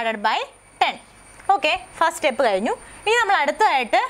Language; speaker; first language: Malayalam; native; Malayalam